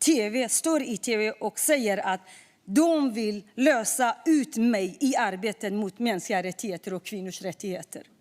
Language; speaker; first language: Swedish; non-native, fluent; Kurdish